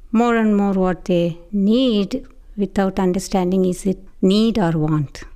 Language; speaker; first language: English; non-native, local second language; Tamil